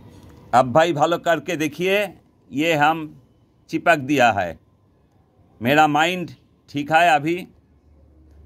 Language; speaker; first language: Hindi; non-native, local second language; Bangla